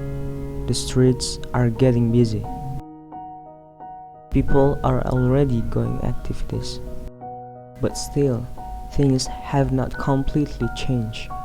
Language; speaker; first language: English; non-native, learner; Indonesian